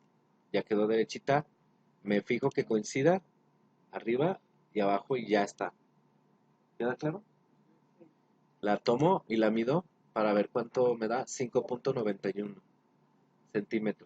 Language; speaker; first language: Spanish; native; Spanish